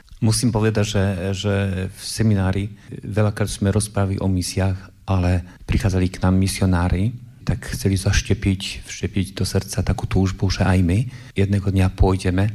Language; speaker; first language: Slovak; non-native, fluent; Polish